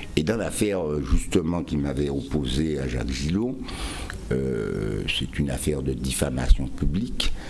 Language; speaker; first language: French; native; French